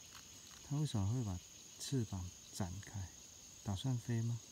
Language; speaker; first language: Chinese; native; Chinese